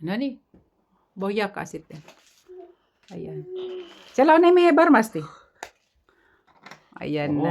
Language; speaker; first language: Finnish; non-native, learner; Filipino